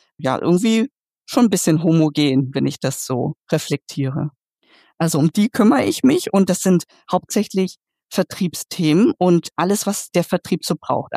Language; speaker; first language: German; early bilingual, other home language; Vietnamese